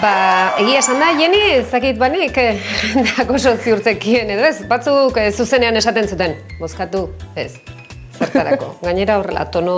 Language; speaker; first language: Basque; native; Basque